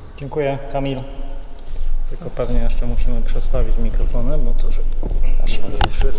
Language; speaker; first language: Polish; native; Polish